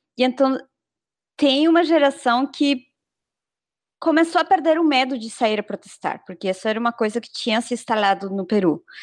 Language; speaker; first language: Portuguese; non-native, fluent; Spanish